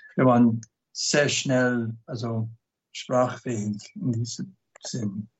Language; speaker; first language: German; non-native, fluent; English